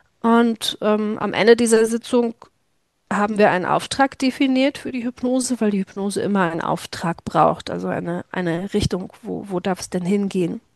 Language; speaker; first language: German; native; German